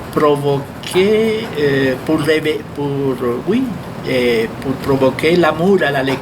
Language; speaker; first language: French; non-native, fluent; Spanish